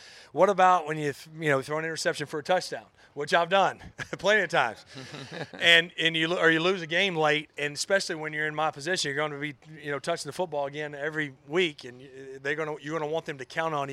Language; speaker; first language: English; native; English